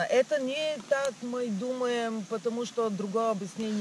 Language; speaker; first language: Russian; non-native, learner; Bulgarian